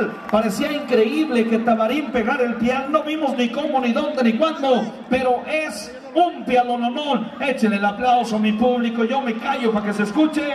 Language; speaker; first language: Spanish; native; Spanish